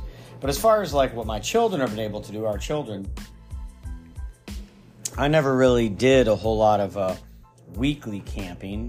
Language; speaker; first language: English; native; English